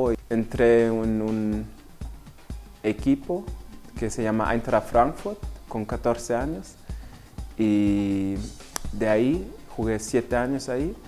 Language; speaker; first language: Spanish; early bilingual, heritage; Spanish